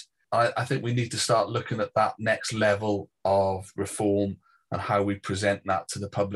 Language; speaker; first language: English; native; English